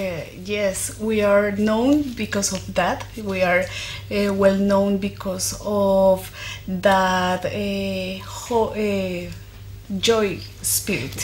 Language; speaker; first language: English; non-native, fluent; Spanish